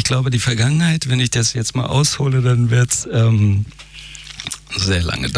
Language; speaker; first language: German; early bilingual, other home language; Persian